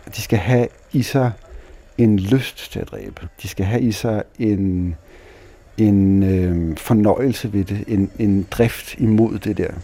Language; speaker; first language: Danish; native; Danish